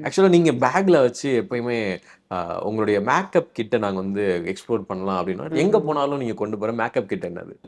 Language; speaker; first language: Tamil; native; Tamil